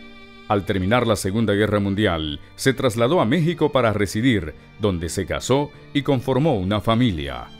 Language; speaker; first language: Spanish; native; Spanish